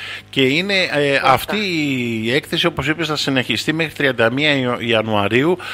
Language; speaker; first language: Greek; native; Greek